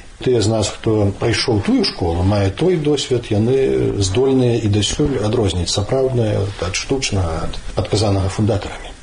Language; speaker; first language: Belarusian; native; Belarusian